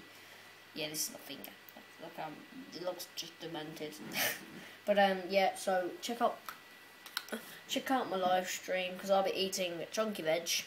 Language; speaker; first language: English; native; English